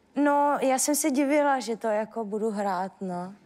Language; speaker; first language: Czech; native; Czech